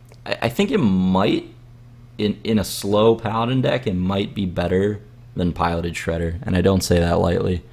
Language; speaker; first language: English; native; English